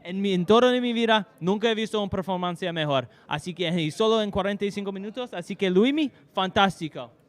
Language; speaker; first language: Spanish; non-native, learner; English